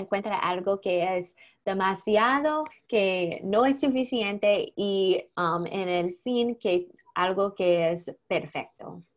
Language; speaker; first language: Spanish; non-native, learner; English